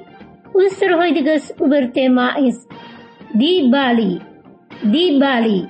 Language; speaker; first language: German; non-native, fluent; Indonesian